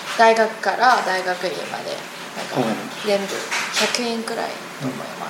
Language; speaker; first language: Japanese; non-native, learner; Chinese